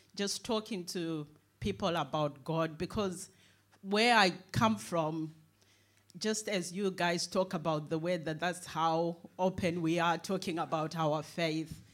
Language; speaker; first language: English; non-native, local second language; Shona